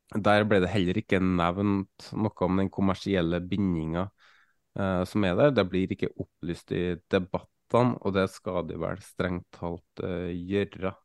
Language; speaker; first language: Norwegian; native; Norwegian